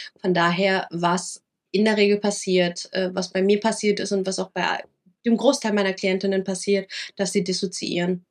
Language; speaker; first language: German; early bilingual, other home language; Vietnamese